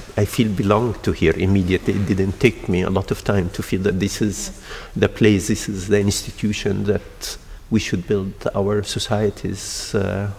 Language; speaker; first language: English; non-native, fluent; Arabic